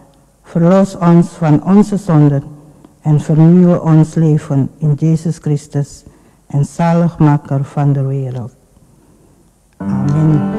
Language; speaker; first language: Dutch; non-native, fluent; Indonesian